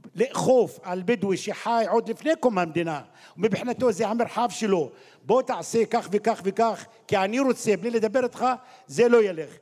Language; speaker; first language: Hebrew; non-native, local second language; Arabic